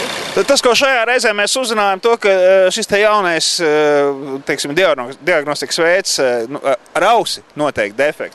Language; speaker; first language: Latvian; native; Latvian